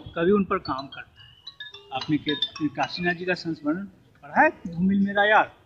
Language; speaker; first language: Hindi; native; Hindi